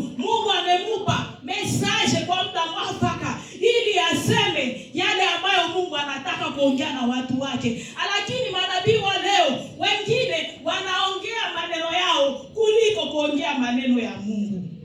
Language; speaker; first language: Swahili; native; Swahili